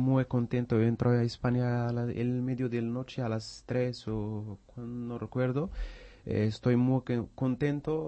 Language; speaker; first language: Spanish; non-native, learner; Arabic